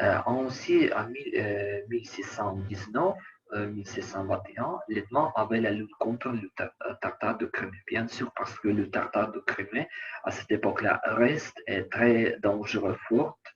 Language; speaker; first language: French; non-native, learner; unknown